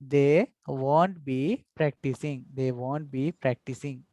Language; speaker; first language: English; non-native, local second language; Sinhala